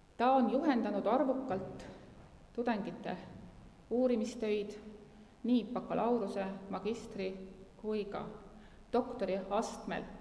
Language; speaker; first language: Estonian; native; Estonian